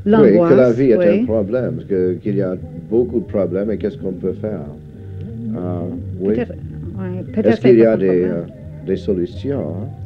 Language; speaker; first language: French; non-native, fluent; English